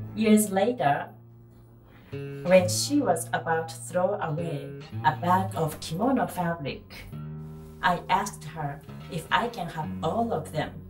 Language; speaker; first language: English; non-native, fluent; Japanese